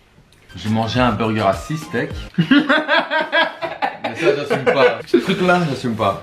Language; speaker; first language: French; native; French